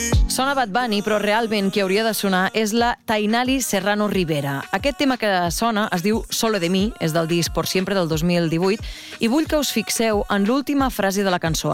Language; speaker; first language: Catalan; native; Catalan